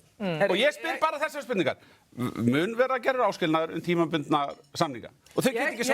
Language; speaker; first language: Icelandic; native; Icelandic